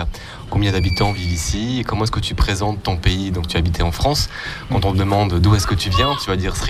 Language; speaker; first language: French; native; French